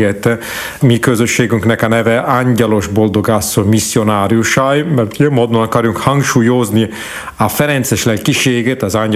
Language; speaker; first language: Hungarian; non-native, fluent; Italian